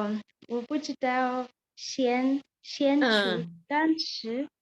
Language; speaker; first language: Chinese; non-native, learner; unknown